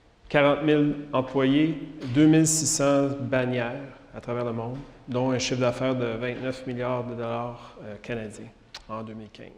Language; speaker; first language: French; native; French